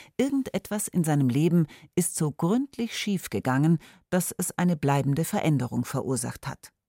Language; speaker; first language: German; native; German